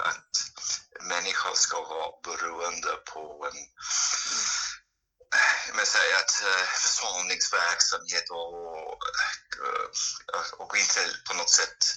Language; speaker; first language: Swedish; non-native, fluent; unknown